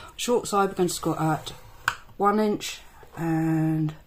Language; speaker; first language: English; native; English